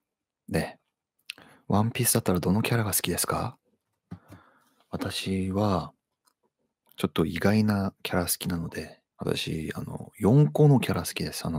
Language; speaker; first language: Japanese; non-native, learner; Korean